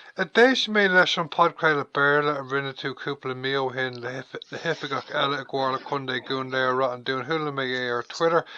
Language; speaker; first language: Irish; non-native, local second language; English